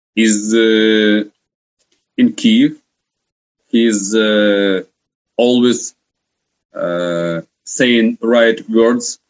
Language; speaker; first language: English; non-native, fluent; Ukrainian